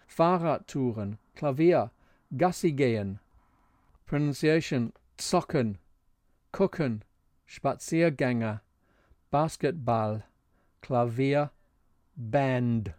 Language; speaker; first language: German; non-native, fluent; English